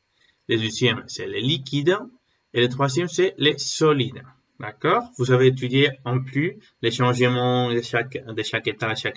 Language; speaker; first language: French; non-native, learner; Spanish